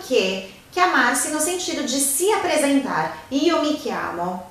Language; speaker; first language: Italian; non-native, fluent; Portuguese